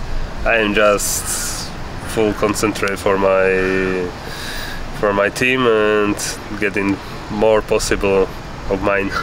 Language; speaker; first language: English; non-native, learner; Slovak